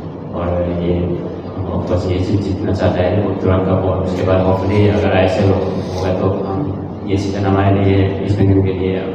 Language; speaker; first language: Hindi; non-native, local second language; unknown